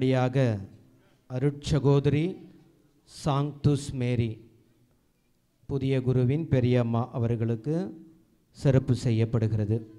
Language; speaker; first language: Tamil; native; Tamil